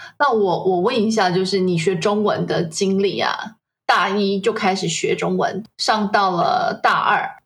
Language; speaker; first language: Chinese; native; Chinese